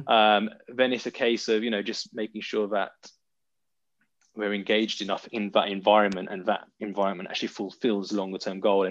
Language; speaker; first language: English; native; English